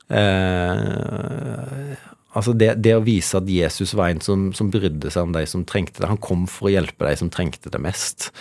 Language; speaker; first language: Norwegian; native; Norwegian